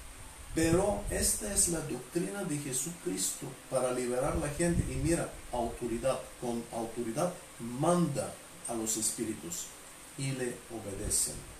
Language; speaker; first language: Spanish; non-native, fluent; Bulgarian